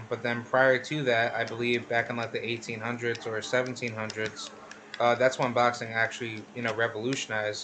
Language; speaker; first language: English; native; English